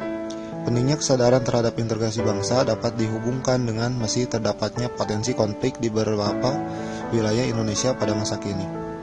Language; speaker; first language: Indonesian; native; Indonesian